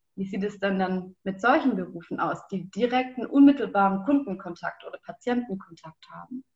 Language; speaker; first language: German; native; German